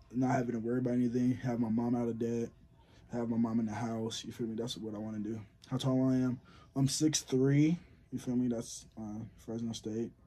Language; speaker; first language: English; native; English